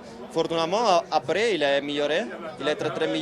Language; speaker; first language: French; non-native, learner; Italian